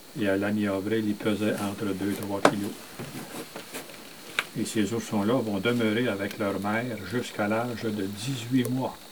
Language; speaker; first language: French; native; French